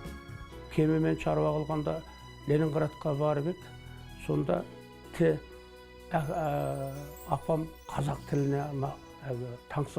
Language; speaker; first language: Kazakh; early bilingual, heritage; Kazakh